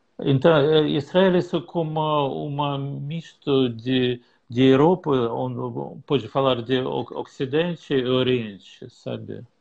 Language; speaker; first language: Portuguese; non-native, learner; Russian